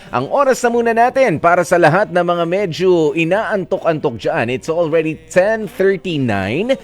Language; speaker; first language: Filipino; native; Filipino